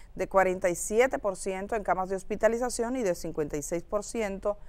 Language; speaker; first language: Spanish; native; Spanish